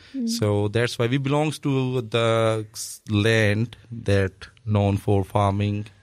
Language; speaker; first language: English; non-native, local second language; Punjabi